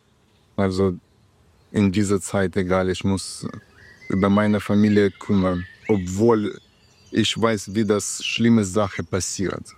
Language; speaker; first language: German; non-native, learner; Ukrainian